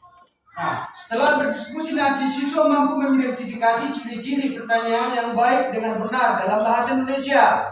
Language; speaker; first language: Indonesian; native; Indonesian